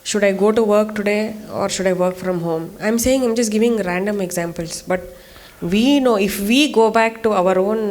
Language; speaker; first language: English; non-native, local second language; Kannada